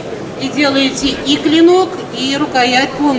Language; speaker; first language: Russian; native; Russian